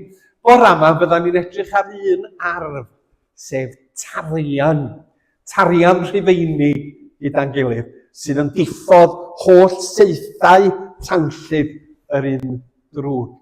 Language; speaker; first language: Welsh; native; Welsh